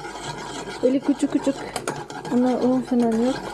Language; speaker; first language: Turkish; non-native, learner; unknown